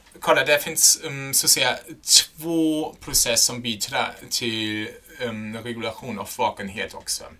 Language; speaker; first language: Swedish; non-native, fluent; German